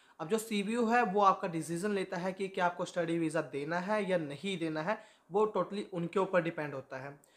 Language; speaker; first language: Hindi; native; Hindi